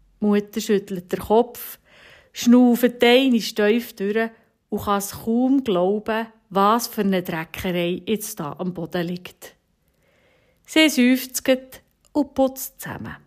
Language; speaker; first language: German; native; German